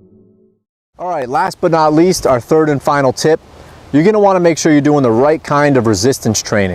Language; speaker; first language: English; native; English